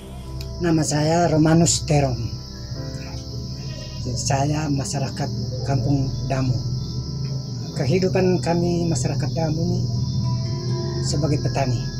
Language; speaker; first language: Indonesian; non-native, local second language; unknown